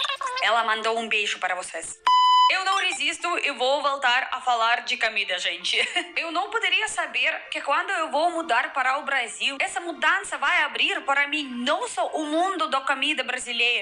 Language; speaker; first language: Portuguese; non-native, fluent; Russian